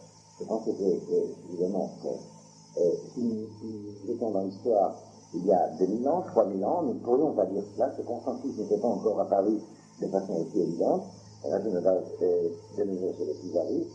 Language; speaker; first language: French; native; French